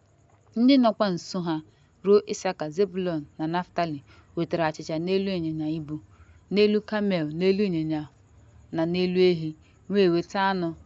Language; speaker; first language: Igbo; native; Igbo